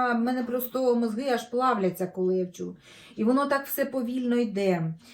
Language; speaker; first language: Ukrainian; non-native, local second language; Russian